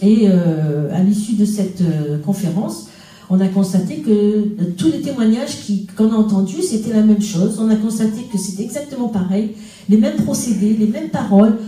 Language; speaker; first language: French; non-native, local second language; Arabic